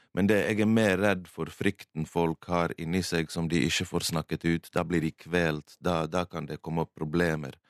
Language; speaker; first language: Norwegian; early bilingual, other home language; Bosnian